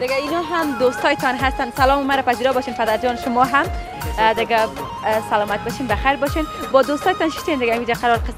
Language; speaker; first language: Persian; native; Persian